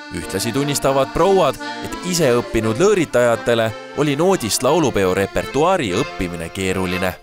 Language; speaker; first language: Estonian; native; Estonian